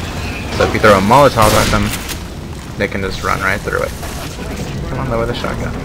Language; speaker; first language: English; native; English